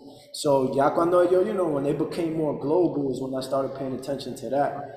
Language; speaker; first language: English; early bilingual, other home language; Spanish